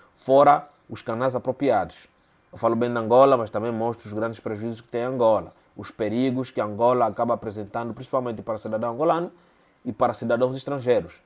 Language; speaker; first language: Portuguese; native; Portuguese